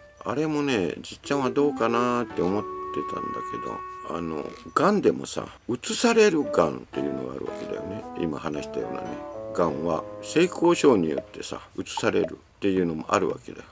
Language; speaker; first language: Japanese; native; Japanese